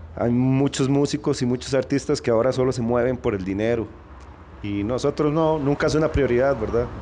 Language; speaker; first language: Spanish; native; Spanish